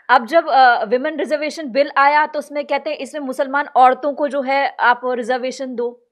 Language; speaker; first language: Hindi; native; Hindi